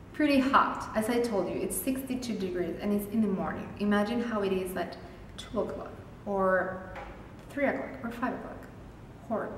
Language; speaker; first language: English; non-native, fluent; Spanish